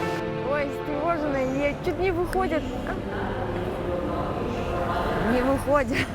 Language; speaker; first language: Russian; native; Russian